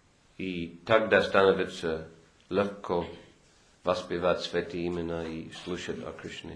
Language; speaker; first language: Russian; non-native, fluent; English